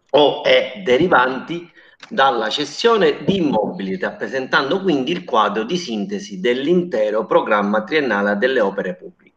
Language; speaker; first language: Italian; native; Italian